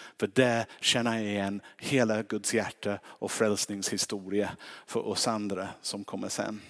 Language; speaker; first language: Swedish; non-native, fluent; English